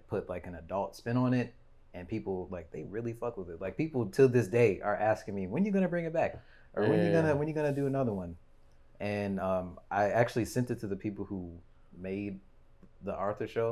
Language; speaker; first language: English; native; English